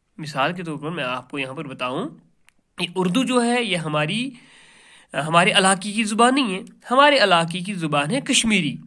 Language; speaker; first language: Urdu; non-native, local second language; Kashmiri